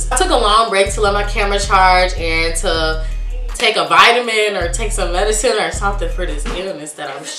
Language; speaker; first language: English; native; English